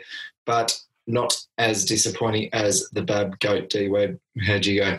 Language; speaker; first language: English; native; English